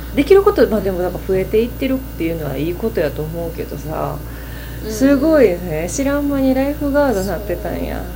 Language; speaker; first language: Japanese; native; Japanese